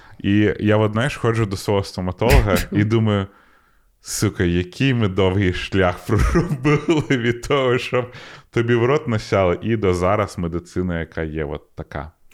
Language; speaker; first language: Ukrainian; non-native, local second language; Russian